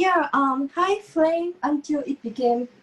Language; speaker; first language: English; non-native, fluent; Japanese